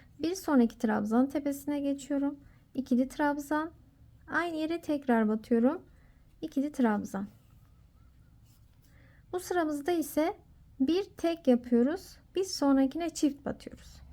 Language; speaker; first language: Turkish; native; Turkish